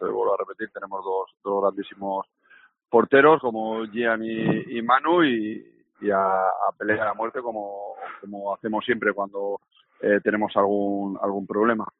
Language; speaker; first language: Spanish; native; Spanish